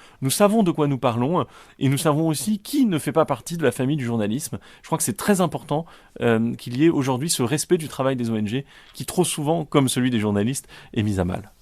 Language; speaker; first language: French; native; French